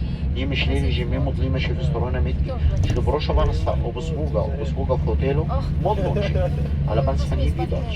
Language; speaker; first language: Polish; non-native, learner; Arabic